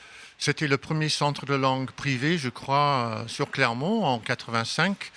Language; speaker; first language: French; non-native, fluent; English